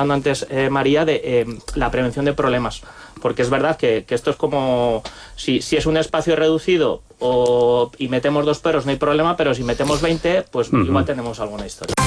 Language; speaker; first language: Spanish; native; Spanish